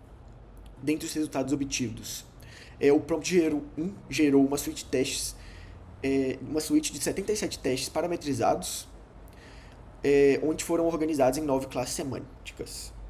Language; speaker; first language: Portuguese; native; Portuguese